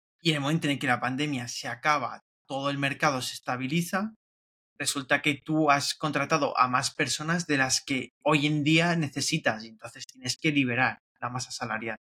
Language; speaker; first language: Spanish; native; Spanish